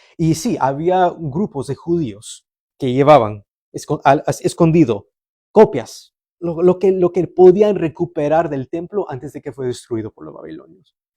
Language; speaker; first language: Spanish; early bilingual, heritage; Spanish